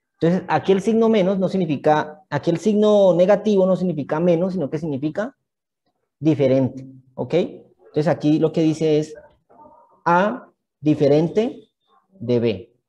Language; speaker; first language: Spanish; native; Spanish